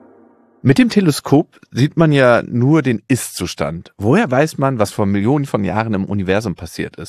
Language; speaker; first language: German; native; German